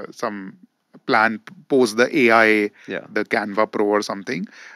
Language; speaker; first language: English; non-native, local second language; Hindi